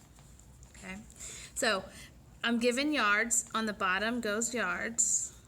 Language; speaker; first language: English; native; English